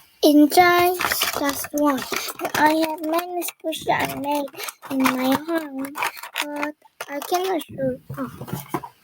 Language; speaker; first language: English; non-native, learner; Korean